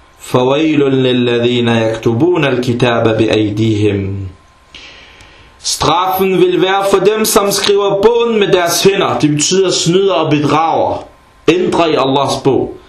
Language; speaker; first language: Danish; early bilingual, other home language; Arabic